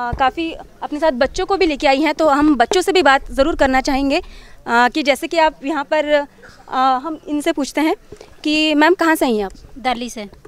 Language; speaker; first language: Hindi; non-native, local second language; Marathi